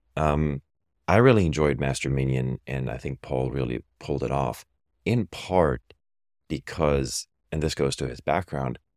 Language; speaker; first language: English; non-native, fluent; German